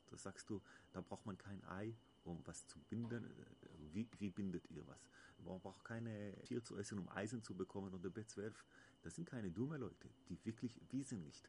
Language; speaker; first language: German; non-native, learner; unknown